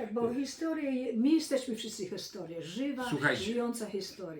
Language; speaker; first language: Polish; early bilingual, heritage; Polish